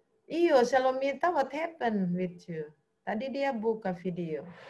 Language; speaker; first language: English; non-native, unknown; Indonesian